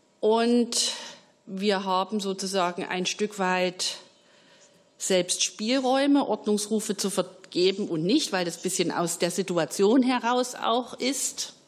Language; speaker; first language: German; native; German